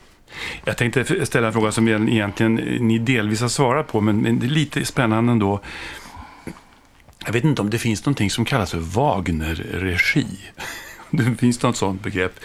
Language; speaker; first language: Swedish; native; Swedish